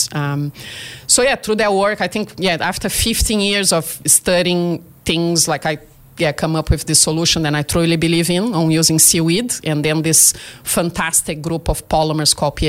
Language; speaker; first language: English; non-native, fluent; Portuguese